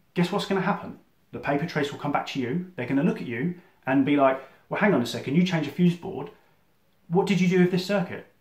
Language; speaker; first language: English; native; English